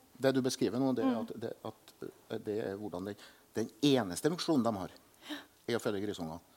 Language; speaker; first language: Norwegian; native; Norwegian